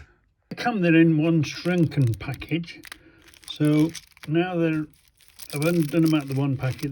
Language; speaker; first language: English; native; English